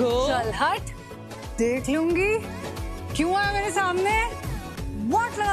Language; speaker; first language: Hindi; native; Hindi